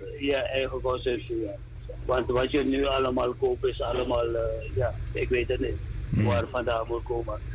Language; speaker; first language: Dutch; native; Dutch